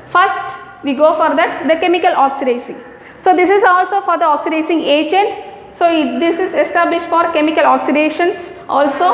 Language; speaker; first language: English; non-native, local second language; Tamil